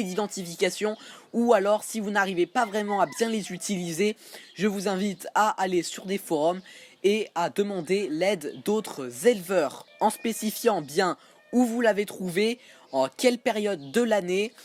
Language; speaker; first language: French; native; French